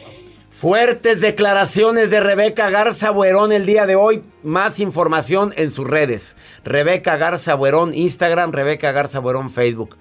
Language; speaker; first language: Spanish; native; Spanish